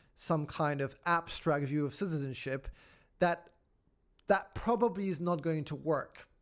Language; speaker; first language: English; non-native, fluent; Polish